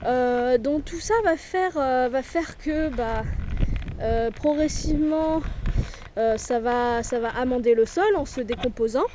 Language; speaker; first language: French; native; French